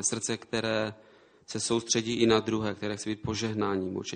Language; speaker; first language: Czech; native; Czech